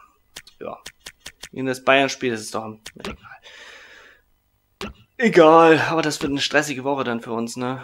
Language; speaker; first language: German; native; German